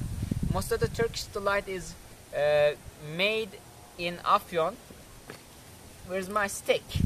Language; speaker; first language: English; non-native, learner; Turkish